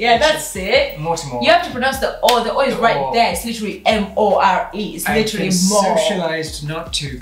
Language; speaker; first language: English; non-native, local second language; Ganda